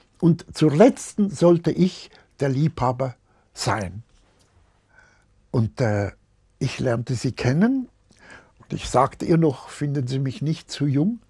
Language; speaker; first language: German; early bilingual, other home language; Italian